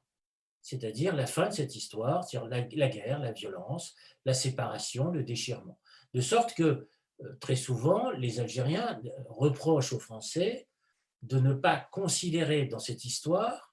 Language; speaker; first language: French; native; French